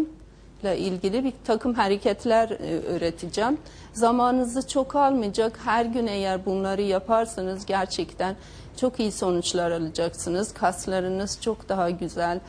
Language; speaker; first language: Turkish; non-native, fluent; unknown